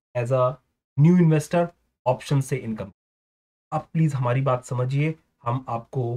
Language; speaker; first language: Hindi; native; Hindi